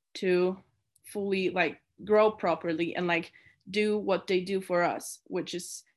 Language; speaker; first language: English; non-native, fluent; Polish